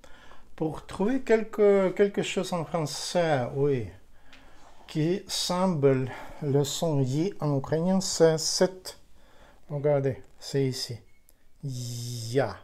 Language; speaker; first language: French; non-native, learner; Ukrainian